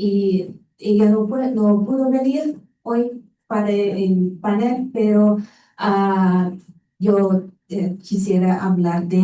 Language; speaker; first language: Spanish; non-native, learner; Portuguese